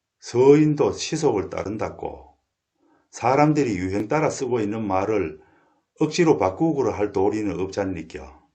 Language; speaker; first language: Korean; native; Korean